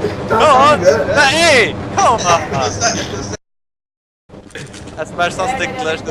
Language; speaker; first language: Swedish; non-native, learner; Faroese